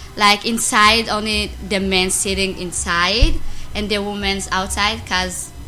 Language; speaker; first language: English; non-native, learner; Amharic